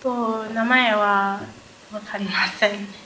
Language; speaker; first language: Japanese; non-native, learner; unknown